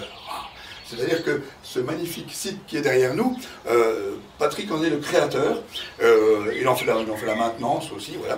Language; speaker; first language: French; native; French